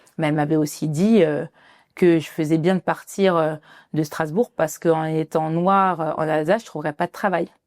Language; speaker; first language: French; early bilingual, other home language; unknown